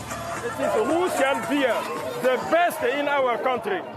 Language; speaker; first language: English; non-native, learner; Sango